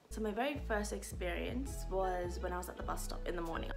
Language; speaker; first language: English; native; English